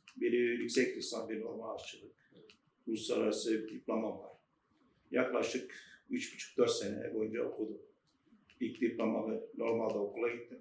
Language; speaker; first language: Turkish; native; Turkish